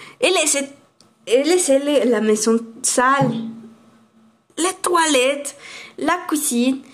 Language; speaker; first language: French; non-native, learner; Spanish